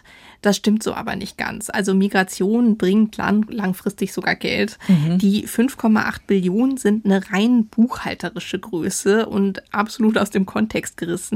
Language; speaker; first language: German; native; German